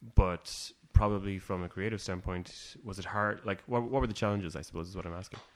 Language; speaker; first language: English; native; English